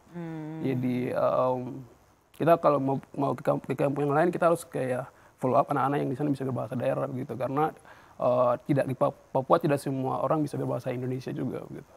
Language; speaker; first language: Indonesian; non-native, local second language; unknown